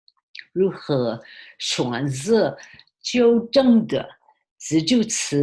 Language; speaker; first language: Chinese; early bilingual, heritage; Chinese